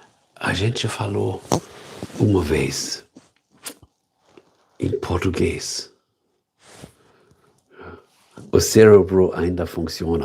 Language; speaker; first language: Portuguese; non-native, learner; German